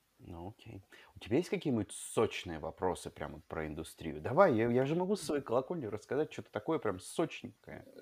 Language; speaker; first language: Russian; native; Russian